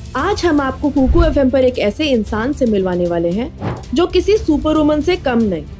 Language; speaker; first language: Hindi; native; Hindi